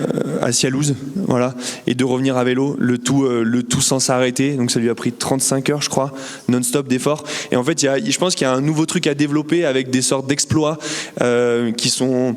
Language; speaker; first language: French; native; French